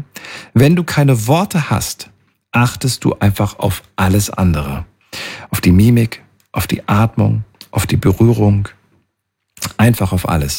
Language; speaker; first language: German; native; German